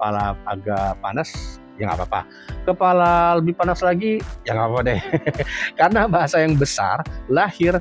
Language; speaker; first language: Indonesian; non-native, local second language; Javanese